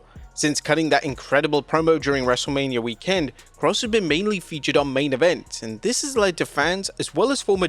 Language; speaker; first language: English; native; English